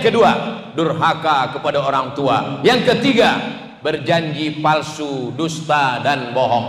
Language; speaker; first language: Indonesian; native; Indonesian